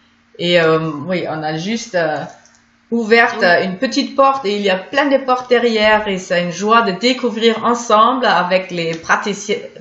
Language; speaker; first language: French; non-native, fluent; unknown